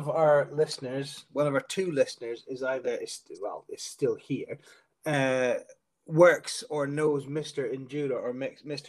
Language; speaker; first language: English; native; English